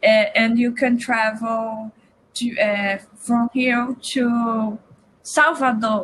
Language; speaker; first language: English; non-native, learner; Portuguese